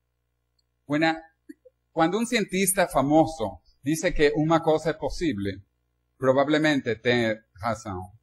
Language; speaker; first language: Spanish; non-native, learner; Portuguese